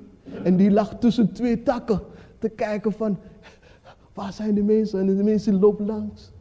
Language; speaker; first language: Dutch; non-native, fluent; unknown